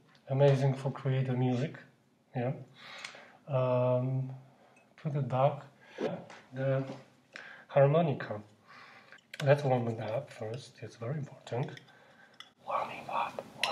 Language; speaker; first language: English; non-native, fluent; Polish